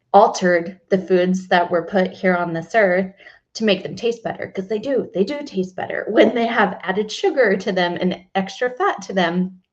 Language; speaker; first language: English; native; English